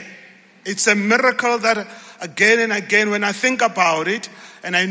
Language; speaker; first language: English; non-native, local second language; Zulu